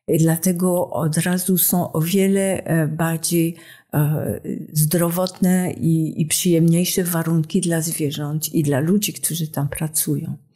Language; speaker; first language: Polish; non-native, fluent; French